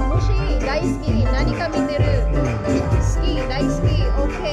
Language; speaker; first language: Japanese; non-native, learner; Filipino